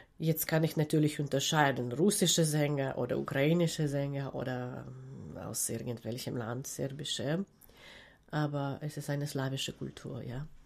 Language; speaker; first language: German; non-native, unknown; Ukrainian